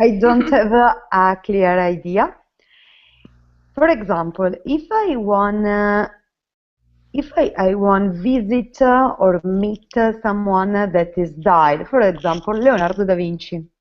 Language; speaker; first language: English; non-native, learner; Italian